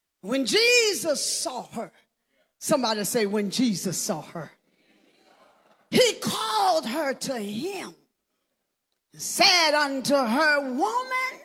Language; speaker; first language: English; native; English